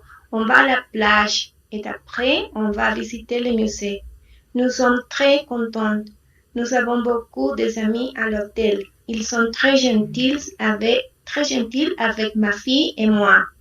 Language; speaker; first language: French; non-native, learner; Spanish